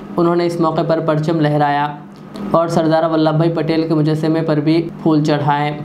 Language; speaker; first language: Urdu; native; Urdu